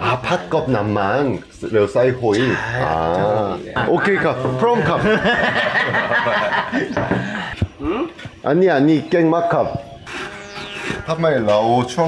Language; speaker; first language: Thai; non-native, learner; Korean